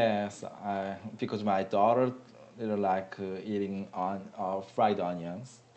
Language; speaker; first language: English; non-native, learner; Korean